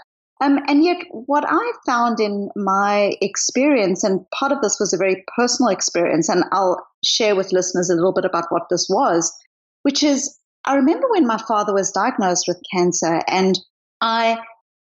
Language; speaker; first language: English; native; English